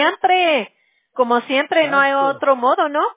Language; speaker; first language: Spanish; non-native, local second language; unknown